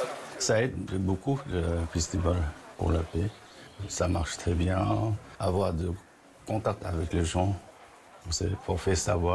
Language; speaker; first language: French; non-native, fluent; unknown